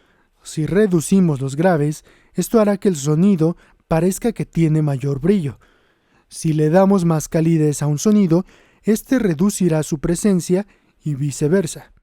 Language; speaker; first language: Spanish; native; Spanish